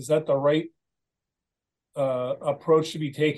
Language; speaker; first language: English; native; English